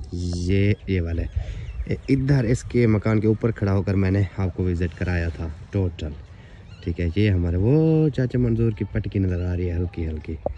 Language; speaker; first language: Urdu; non-native, local second language; Saraiki